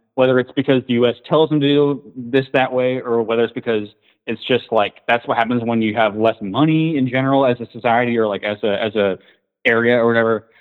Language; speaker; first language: English; native; English